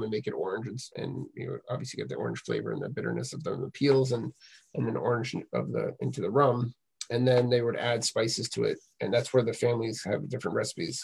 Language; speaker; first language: English; native; English